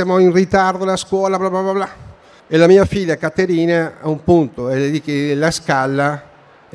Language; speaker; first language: Italian; non-native, fluent; Spanish